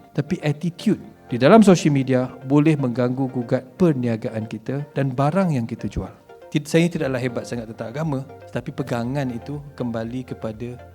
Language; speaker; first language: Malay; native; Malay